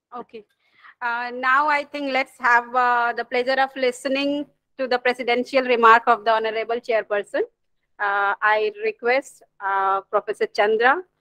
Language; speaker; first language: English; non-native, local second language; Hindi